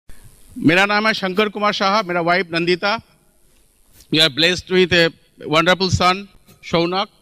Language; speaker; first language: Hindi; non-native, local second language; Bangla